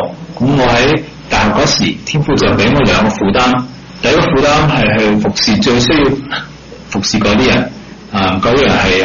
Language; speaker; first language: Chinese; early bilingual, heritage; Cantonese